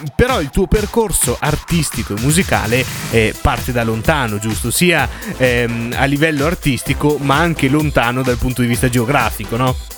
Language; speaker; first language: Italian; native; Italian